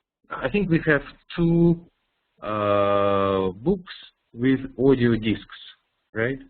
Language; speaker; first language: English; non-native, fluent; Russian